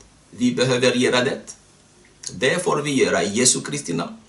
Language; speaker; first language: Swedish; non-native, fluent; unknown